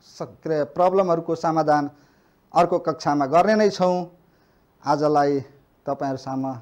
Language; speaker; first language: Nepali; non-native, local second language; Maithili